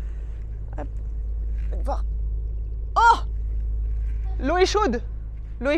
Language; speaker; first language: French; native; French